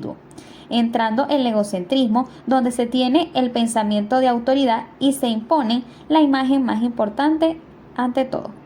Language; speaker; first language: Spanish; native; Spanish